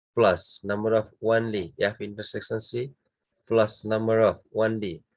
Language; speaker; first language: English; non-native, local second language; Nepali